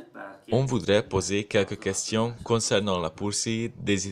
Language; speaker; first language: French; non-native, learner; Hungarian